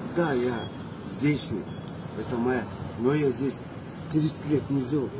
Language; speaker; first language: Russian; non-native, local second language; Kyrgyz